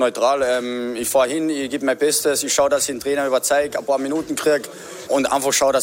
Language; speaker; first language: German; native; German